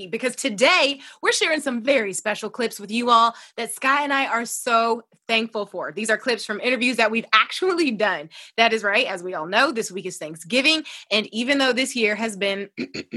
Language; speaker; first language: English; native; English